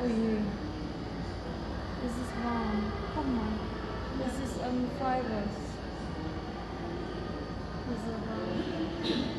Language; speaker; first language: German; non-native, learner; Hiligaynon